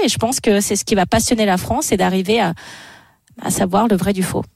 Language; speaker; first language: French; native; French